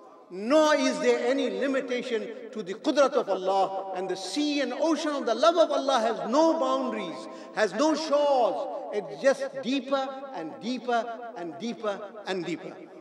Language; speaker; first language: English; non-native, local second language; Urdu